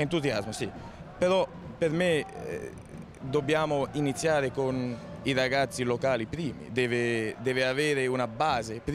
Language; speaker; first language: Italian; early bilingual, heritage; Italian